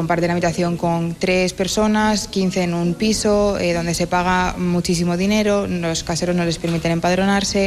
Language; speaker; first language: Spanish; native; Spanish